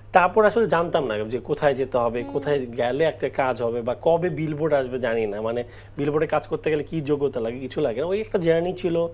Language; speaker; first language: Bangla; native; Bangla